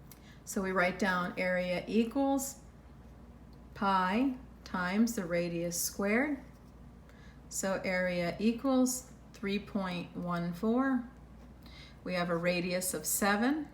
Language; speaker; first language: English; native; English